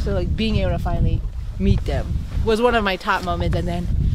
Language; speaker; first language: English; native; English